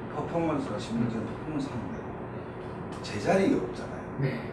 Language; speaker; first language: Korean; native; Korean